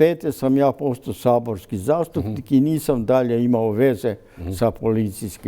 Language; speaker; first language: Croatian; native; Croatian